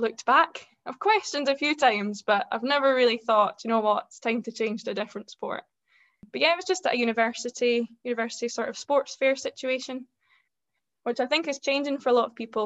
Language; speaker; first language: English; native; English